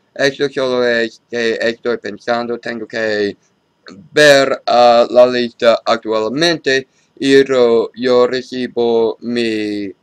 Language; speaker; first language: Spanish; non-native, learner; English